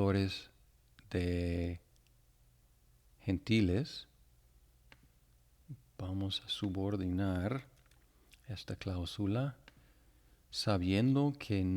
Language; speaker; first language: Spanish; non-native, fluent; English